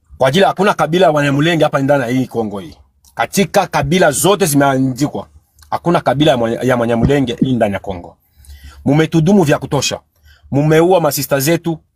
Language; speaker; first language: Swahili; native; Swahili